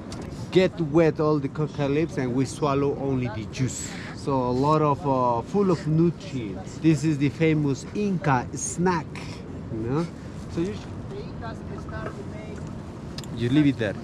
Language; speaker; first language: English; non-native, fluent; Spanish